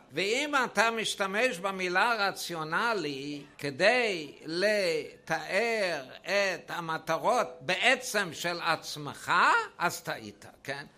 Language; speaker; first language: Hebrew; non-native, fluent; German